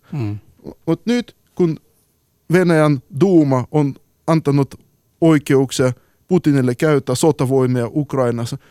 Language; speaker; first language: Finnish; non-native, fluent; Ukrainian